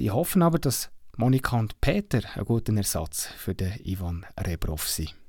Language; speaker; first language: German; native; German